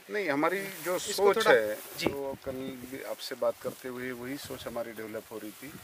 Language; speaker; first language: Hindi; non-native, local second language; Marathi